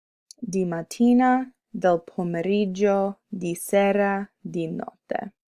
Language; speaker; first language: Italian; non-native, fluent; English